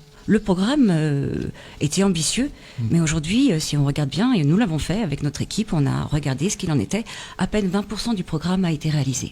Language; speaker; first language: French; native; French